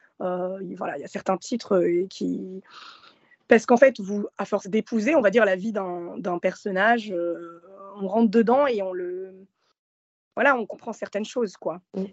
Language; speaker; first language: French; early bilingual, other home language; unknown